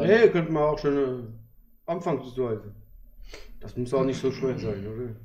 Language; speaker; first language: German; non-native, learner; French